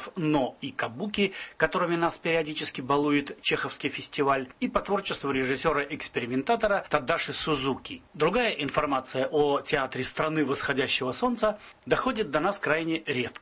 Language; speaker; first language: Russian; native; Russian